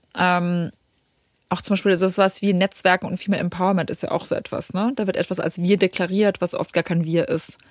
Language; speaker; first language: German; early bilingual, other home language; Polish